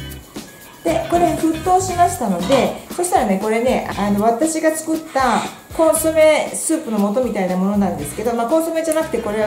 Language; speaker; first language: Japanese; native; Japanese